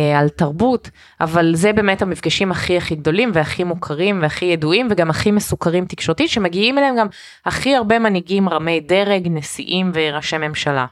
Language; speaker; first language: Hebrew; early bilingual, heritage; Hebrew